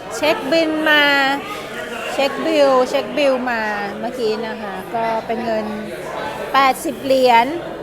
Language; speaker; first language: Thai; native; Thai